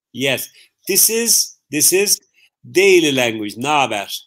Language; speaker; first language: English; non-native, fluent; Turkish